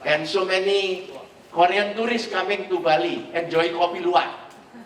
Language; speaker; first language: English; non-native, fluent; Indonesian